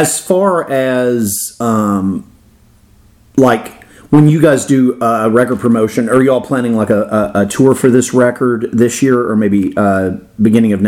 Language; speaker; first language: English; native; English